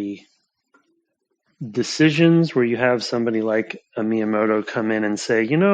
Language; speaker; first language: English; native; English